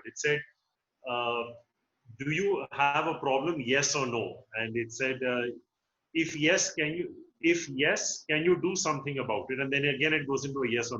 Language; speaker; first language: English; non-native, local second language; Hindi